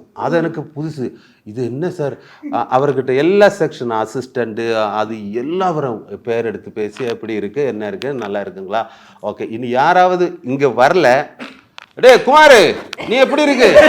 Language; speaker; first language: Tamil; non-native, learner; Malayalam